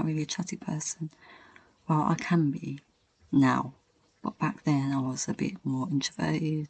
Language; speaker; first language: English; native; English